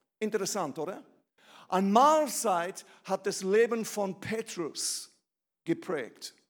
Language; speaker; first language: German; non-native, fluent; English